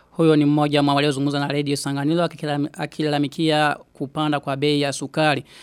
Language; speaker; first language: Swahili; non-native, local second language; Rundi